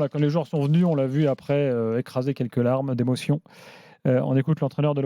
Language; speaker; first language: French; native; French